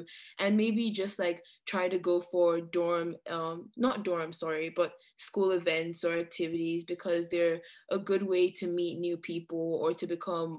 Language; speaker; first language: English; non-native, local second language; Yoruba